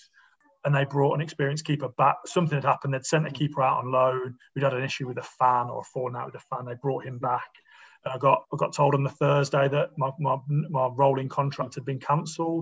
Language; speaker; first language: English; native; English